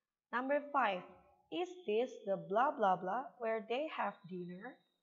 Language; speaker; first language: English; non-native, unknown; Indonesian